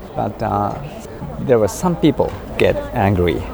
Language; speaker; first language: English; non-native, fluent; Japanese